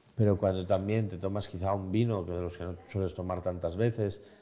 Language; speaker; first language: Spanish; native; Spanish